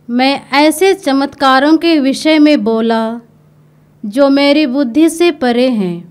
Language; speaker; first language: Hindi; native; Hindi